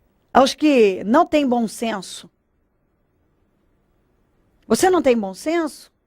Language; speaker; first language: Portuguese; native; Portuguese